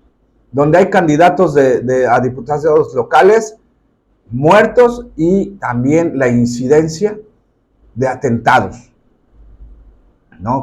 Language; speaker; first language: Spanish; native; Spanish